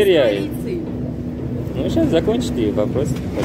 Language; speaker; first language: Russian; non-native, learner; Tajik